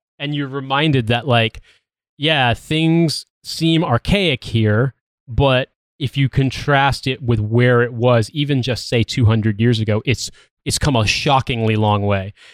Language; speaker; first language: English; native; English